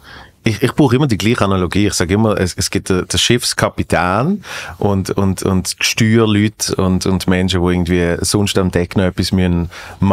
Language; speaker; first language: German; native; German